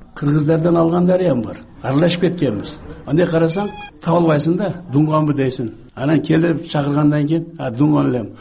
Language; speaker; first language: Kyrgyz; non-native, local second language; Uzbek